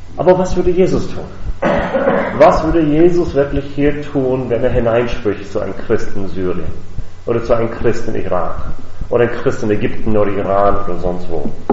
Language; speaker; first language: German; non-native, fluent; English